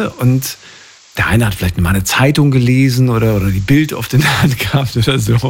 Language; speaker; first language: German; native; German